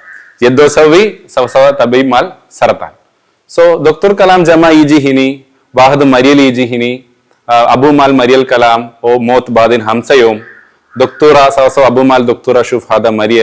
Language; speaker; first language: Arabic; non-native, learner; Malayalam